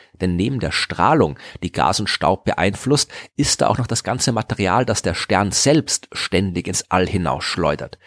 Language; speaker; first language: German; native; German